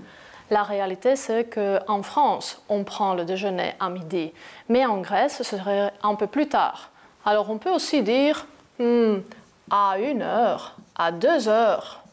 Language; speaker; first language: French; non-native, fluent; Greek